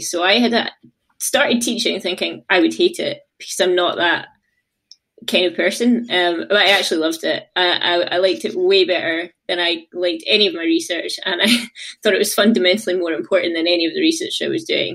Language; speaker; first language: English; native; English